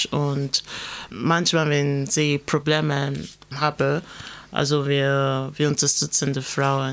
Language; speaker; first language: German; non-native, learner; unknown